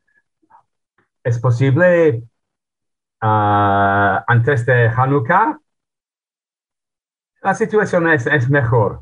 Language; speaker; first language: Spanish; non-native, learner; English